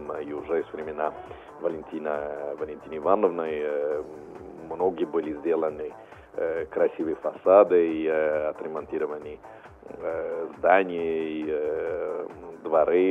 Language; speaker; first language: Russian; non-native, fluent; Italian